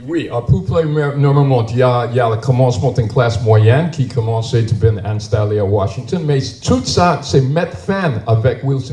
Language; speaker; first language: French; non-native, learner; English